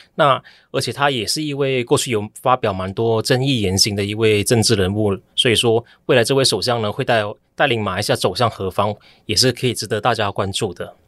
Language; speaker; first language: Chinese; native; Chinese